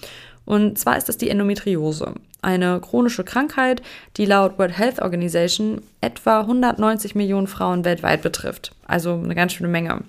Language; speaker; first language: German; native; German